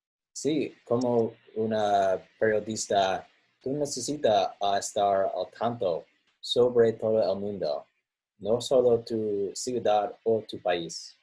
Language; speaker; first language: Spanish; non-native, learner; English